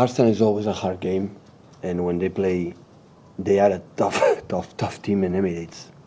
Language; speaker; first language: English; non-native, learner; Catalan